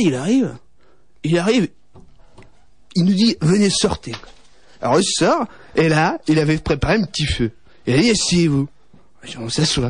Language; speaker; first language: French; native; French